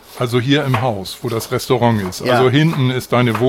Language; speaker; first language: German; native; German